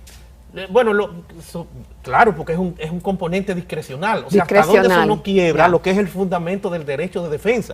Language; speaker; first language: Spanish; native; Spanish